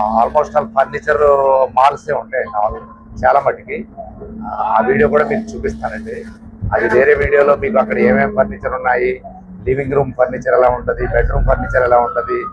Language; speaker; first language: Telugu; native; Telugu